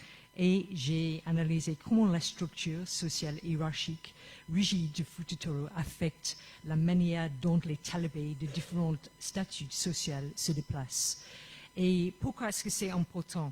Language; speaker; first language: French; non-native, fluent; English